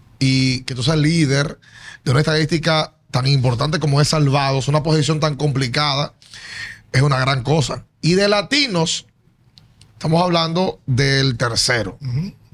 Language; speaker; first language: Spanish; native; Spanish